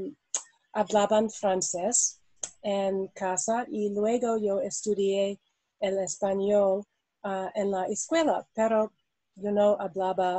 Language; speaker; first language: Spanish; non-native, learner; English